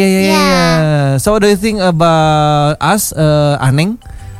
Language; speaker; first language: English; non-native, learner; Indonesian